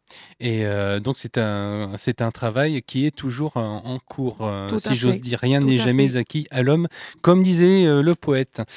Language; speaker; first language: French; native; French